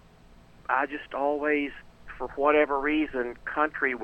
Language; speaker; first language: English; native; English